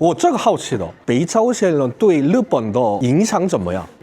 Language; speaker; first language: Chinese; non-native, learner; Korean